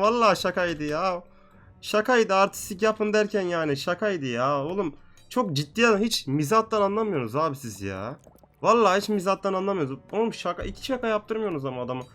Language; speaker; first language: Turkish; native; Turkish